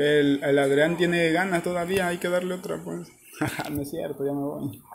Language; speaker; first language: Spanish; native; Spanish